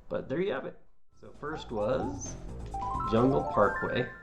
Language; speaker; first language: English; native; English